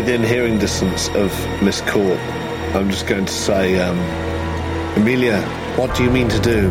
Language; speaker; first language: English; native; English